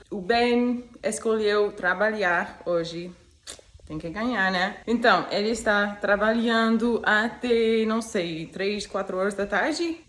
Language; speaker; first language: Portuguese; non-native, fluent; English